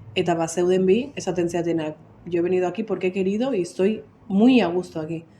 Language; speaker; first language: Spanish; non-native, local second language; Basque